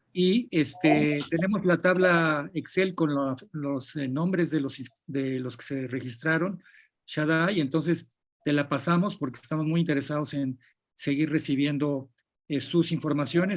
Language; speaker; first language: Spanish; native; Spanish